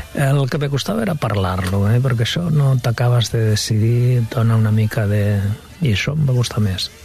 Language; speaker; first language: Catalan; non-native, local second language; Spanish